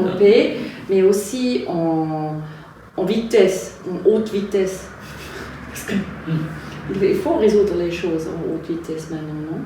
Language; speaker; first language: French; non-native, fluent; German